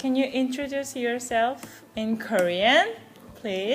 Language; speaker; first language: English; non-native, fluent; Korean